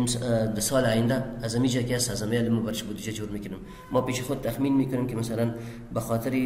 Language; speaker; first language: Persian; non-native, local second language; Pashto